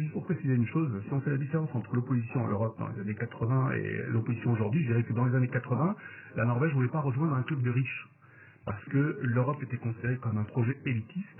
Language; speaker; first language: French; native; French